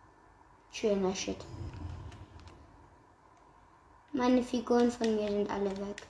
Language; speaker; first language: German; native; German